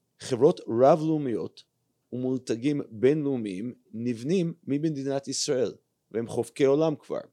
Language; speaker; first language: Hebrew; non-native, fluent; English